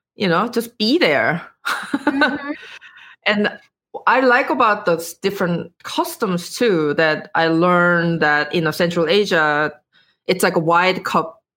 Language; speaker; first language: English; non-native, fluent; Korean